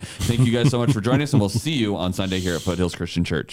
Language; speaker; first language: English; native; English